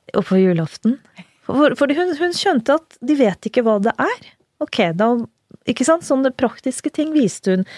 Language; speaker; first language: Norwegian; early bilingual, other home language; Urdu